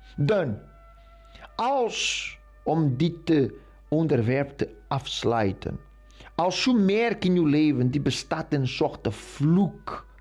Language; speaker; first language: Dutch; non-native, fluent; Portuguese